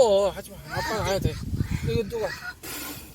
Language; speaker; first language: Korean; native; Korean